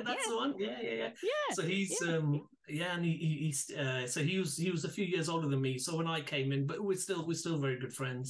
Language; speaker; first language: English; native; English